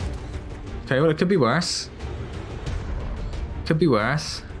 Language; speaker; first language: English; native; English